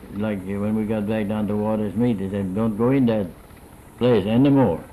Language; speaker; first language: English; non-native, fluent; Swedish